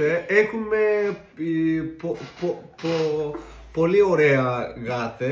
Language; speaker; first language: Greek; non-native, learner; Turkish